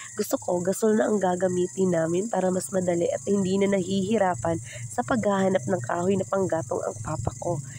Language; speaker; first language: Filipino; non-native, local second language; Cebuano